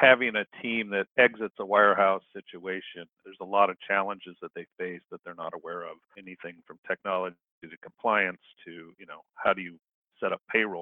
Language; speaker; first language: English; native; English